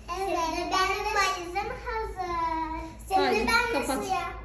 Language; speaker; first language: Turkish; early bilingual, heritage; Turkish